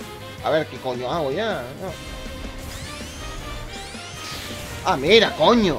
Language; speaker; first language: Spanish; native; Spanish